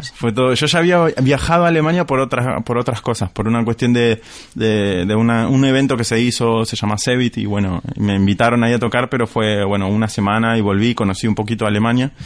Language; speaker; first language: Spanish; native; Spanish